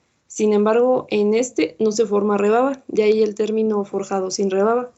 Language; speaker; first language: Spanish; native; Spanish